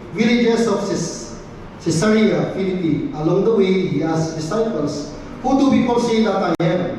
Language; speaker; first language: English; non-native, local second language; Filipino